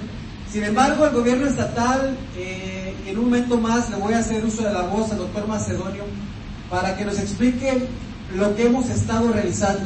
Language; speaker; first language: Spanish; native; Spanish